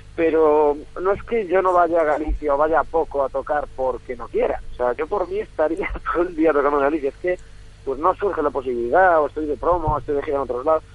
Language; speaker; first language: Spanish; native; Spanish